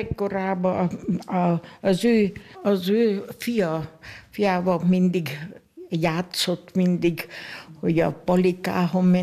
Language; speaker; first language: Hungarian; non-native, local second language; German